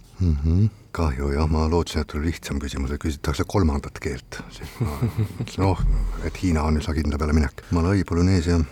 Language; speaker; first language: Estonian; native; Estonian